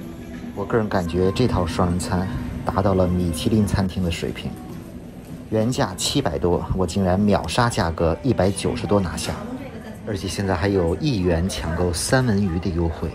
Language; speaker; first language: Chinese; native; Chinese